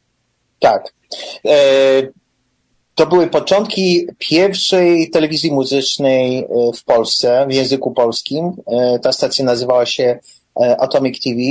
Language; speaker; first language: Polish; early bilingual, heritage; English